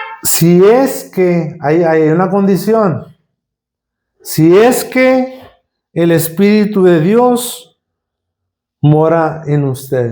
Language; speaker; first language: Spanish; native; Spanish